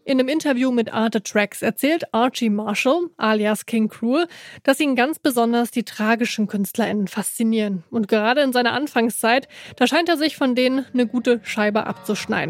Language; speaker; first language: German; native; German